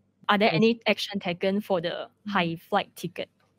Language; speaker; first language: English; non-native, local second language; Chinese